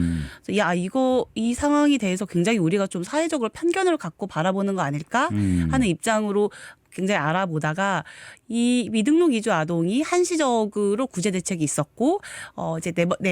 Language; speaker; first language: Korean; native; Korean